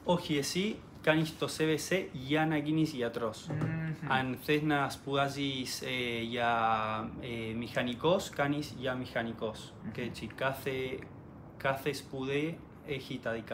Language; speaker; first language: Greek; early bilingual, heritage; Spanish